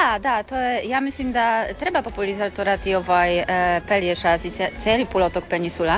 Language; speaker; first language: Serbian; non-native, learner; Polish